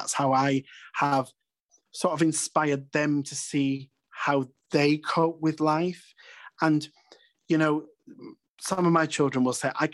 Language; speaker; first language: English; native; English